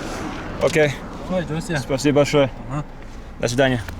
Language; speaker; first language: Russian; non-native, learner; English